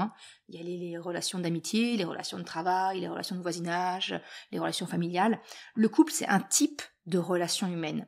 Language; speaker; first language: French; native; French